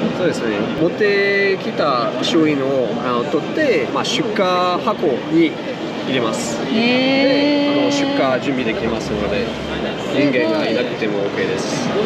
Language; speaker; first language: Japanese; non-native, fluent; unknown